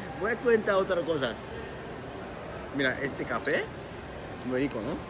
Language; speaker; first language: Spanish; non-native, learner; Japanese